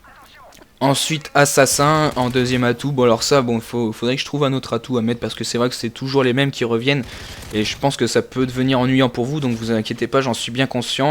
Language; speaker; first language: French; native; French